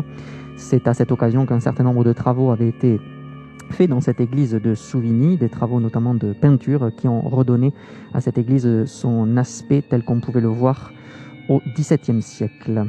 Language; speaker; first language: French; native; French